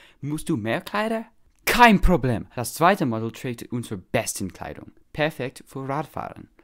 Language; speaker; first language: German; non-native, learner; English